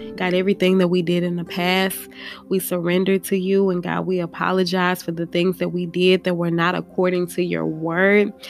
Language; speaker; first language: English; native; English